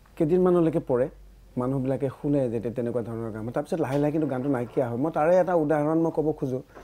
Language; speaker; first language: Assamese; native; Assamese